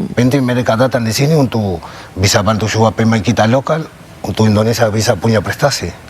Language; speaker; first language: Indonesian; non-native, fluent; Spanish